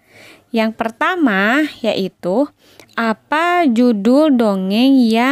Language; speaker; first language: Indonesian; native; Indonesian